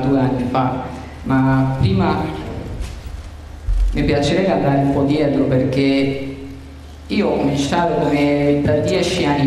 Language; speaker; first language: Italian; non-native, learner; Spanish